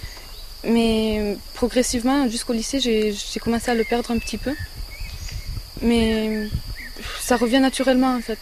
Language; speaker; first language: French; native; French